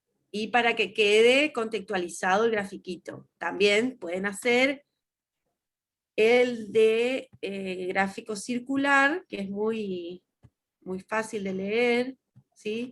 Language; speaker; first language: Spanish; native; Spanish